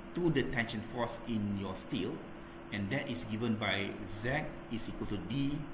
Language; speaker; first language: English; non-native, local second language; Malay